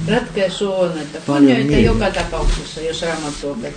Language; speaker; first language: Finnish; non-native, learner; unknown